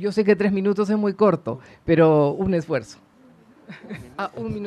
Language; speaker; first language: Spanish; native; Spanish